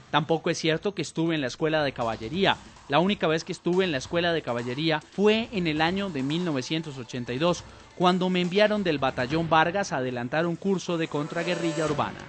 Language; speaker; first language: Spanish; native; Spanish